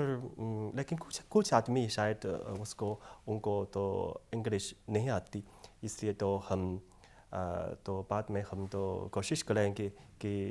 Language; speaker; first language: Hindi; non-native, fluent; Chinese